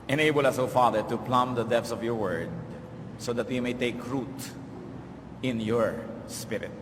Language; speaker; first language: English; non-native, local second language; Filipino